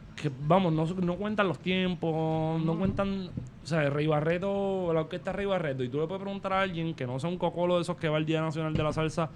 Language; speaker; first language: Spanish; native; Spanish